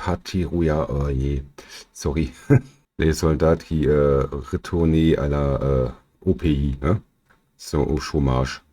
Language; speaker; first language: French; non-native, learner; German